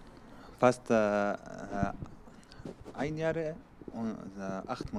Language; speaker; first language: German; non-native, learner; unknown